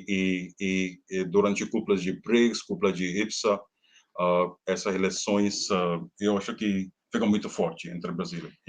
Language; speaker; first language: Portuguese; non-native, learner; Hindi